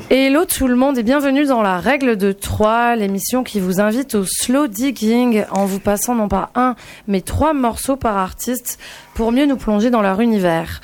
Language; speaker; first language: French; native; French